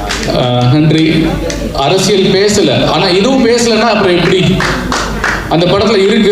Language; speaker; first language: Tamil; native; Tamil